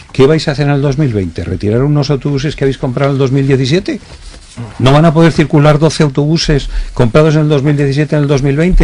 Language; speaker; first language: Spanish; native; Spanish